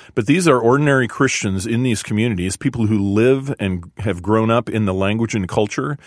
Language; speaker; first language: English; native; English